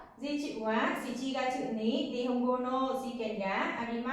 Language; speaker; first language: Japanese; non-native, learner; Vietnamese